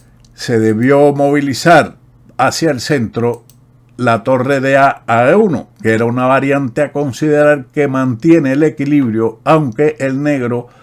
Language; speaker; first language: Spanish; native; Spanish